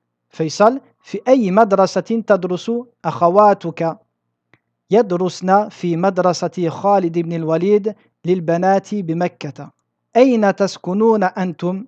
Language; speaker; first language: Arabic; non-native, fluent; French